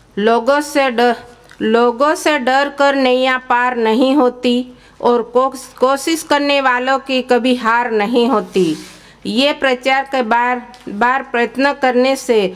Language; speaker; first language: Hindi; non-native, local second language; Gujarati